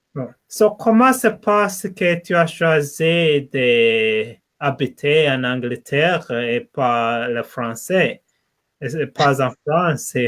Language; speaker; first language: French; non-native, learner; English